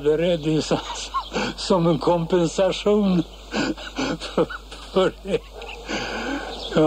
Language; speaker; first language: Swedish; native; Swedish